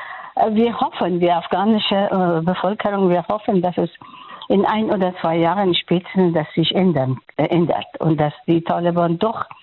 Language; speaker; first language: German; non-native, fluent; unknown